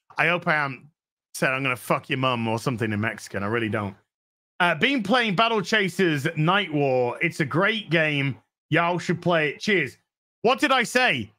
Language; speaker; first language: English; native; English